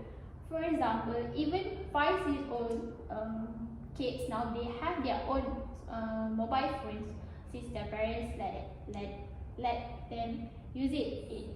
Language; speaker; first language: English; non-native, learner; Malay